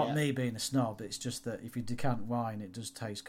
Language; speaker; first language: English; native; English